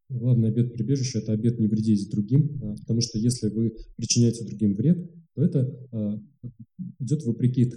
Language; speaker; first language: Russian; native; Russian